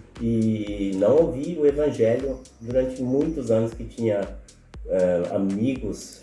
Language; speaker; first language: Portuguese; non-native, fluent; Spanish